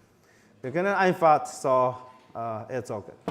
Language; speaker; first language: German; non-native, learner; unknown